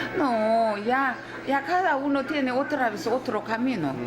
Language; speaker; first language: Spanish; non-native, learner; Korean